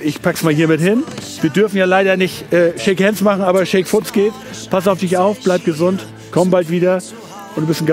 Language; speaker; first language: German; native; German